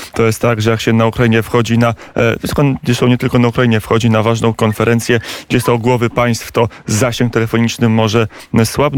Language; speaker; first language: Polish; native; Polish